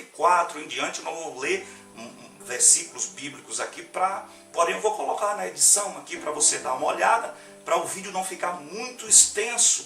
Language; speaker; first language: Portuguese; native; Portuguese